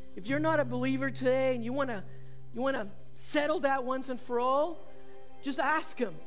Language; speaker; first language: English; early bilingual, other home language; Spanish